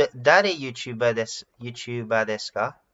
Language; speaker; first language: Japanese; non-native, learner; English